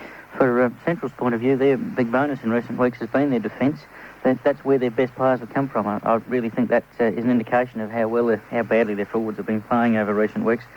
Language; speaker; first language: English; native; English